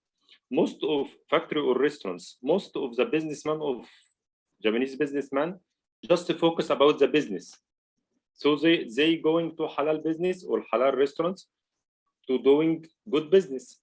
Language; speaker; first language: English; non-native, learner; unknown